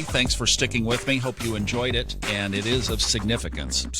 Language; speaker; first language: English; native; English